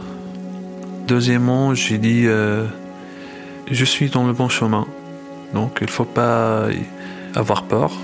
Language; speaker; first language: French; non-native, fluent; Arabic